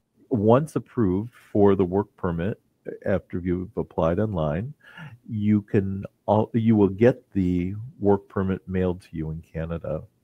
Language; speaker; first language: English; native; English